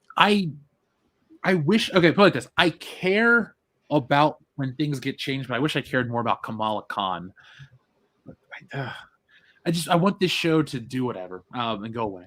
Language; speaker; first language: English; native; English